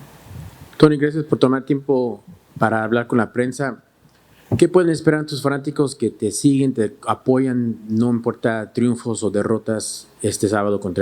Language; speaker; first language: Spanish; native; Spanish